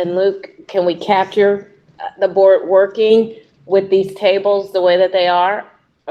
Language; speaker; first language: English; native; English